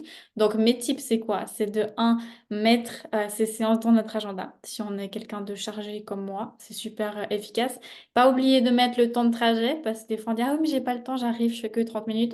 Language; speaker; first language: French; native; French